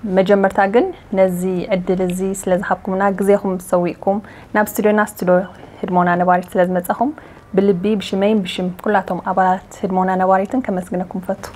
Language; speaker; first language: Tigrinya; native; Tigrinya